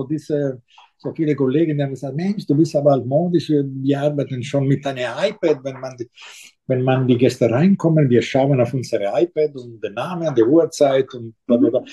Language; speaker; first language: German; non-native, local second language; Italian